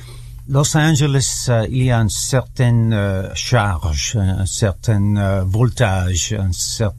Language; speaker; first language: French; non-native, learner; English